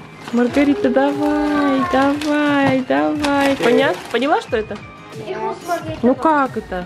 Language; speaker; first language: Russian; native; Russian